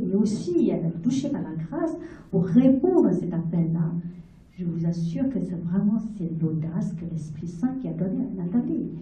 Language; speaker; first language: French; non-native, fluent; Vietnamese